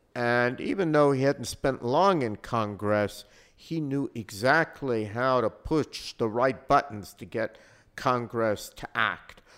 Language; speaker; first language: English; native; English